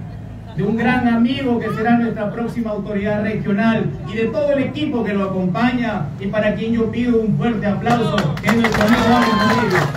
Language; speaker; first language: Spanish; native; Spanish